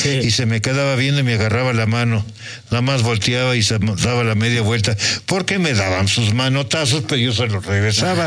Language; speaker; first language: Spanish; native; Spanish